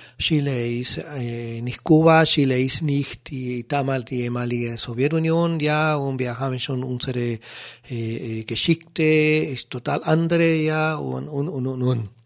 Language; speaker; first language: German; non-native, learner; Spanish